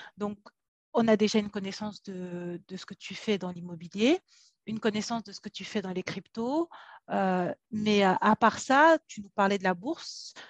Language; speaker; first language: French; native; French